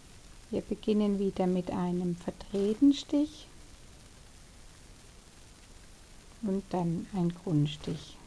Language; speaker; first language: German; native; German